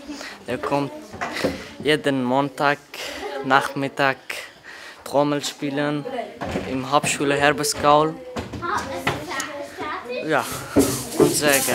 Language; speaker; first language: German; non-native, learner; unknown